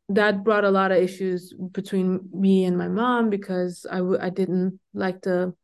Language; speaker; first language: English; early bilingual, heritage; Danish